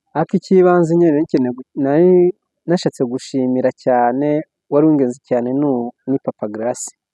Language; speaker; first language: Kinyarwanda; early bilingual, heritage; Kinyarwanda